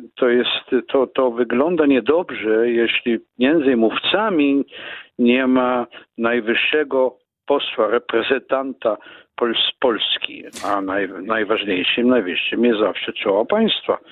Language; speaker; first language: Polish; non-native, fluent; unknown